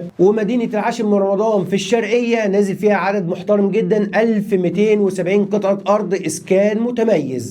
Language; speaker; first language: Arabic; native; Arabic